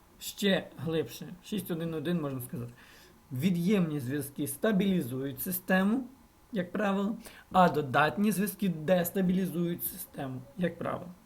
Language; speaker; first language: Ukrainian; non-native, local second language; Russian